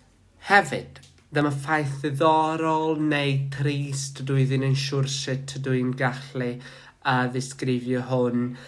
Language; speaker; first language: Welsh; non-native, learner; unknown